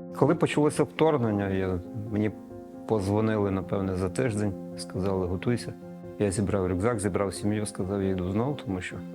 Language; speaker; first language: Ukrainian; native; Ukrainian